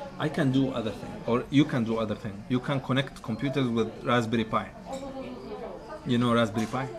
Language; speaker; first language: English; non-native, fluent; Arabic